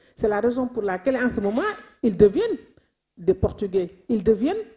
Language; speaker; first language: French; non-native, local second language; Wolof